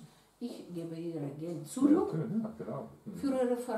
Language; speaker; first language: German; non-native, learner; Russian